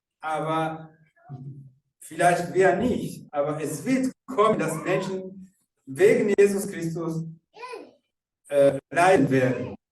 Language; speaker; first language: German; non-native, fluent; Rundi